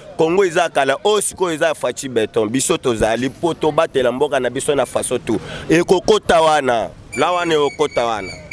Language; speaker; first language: Lingala; native; Lingala